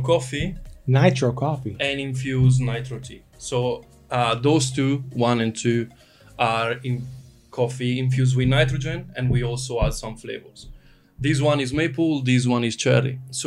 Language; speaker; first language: English; non-native, fluent; Italian